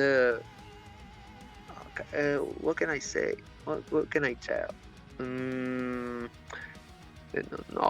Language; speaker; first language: English; non-native, fluent; Italian